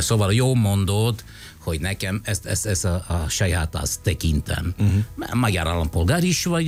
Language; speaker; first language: Hungarian; non-native, fluent; Italian